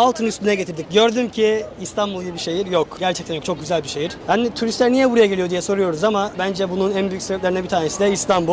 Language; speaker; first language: Turkish; native; Turkish